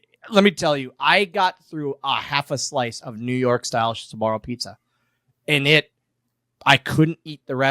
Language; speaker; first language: English; native; English